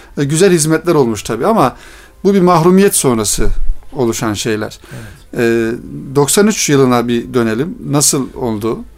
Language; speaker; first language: Turkish; native; Turkish